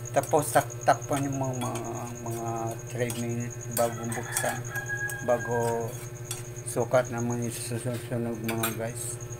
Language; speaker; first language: Filipino; non-native, local second language; Cebuano